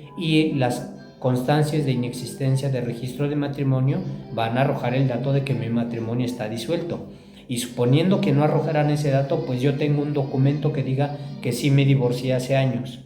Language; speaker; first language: Spanish; native; Spanish